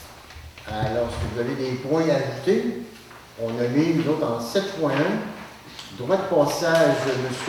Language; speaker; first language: French; native; French